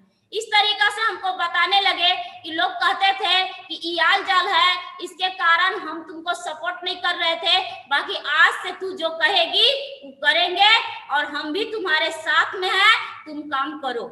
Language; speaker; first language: Hindi; non-native, local second language; Bhojpuri